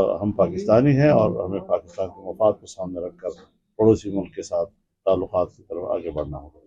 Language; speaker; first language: Urdu; non-native, local second language; Pashto